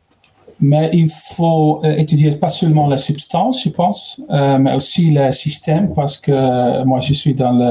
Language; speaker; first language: French; non-native, learner; Dutch